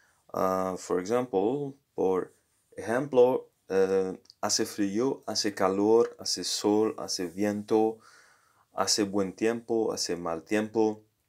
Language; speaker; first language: Spanish; non-native, learner; Morisyen